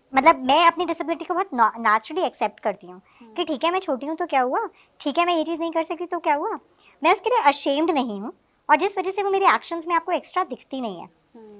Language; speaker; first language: Hindi; native; Hindi